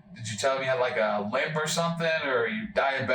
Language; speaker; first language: English; native; English